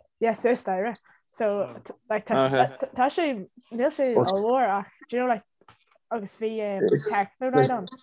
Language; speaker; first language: Irish; native; Irish